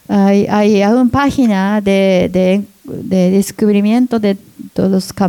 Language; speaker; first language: Spanish; non-native, learner; Japanese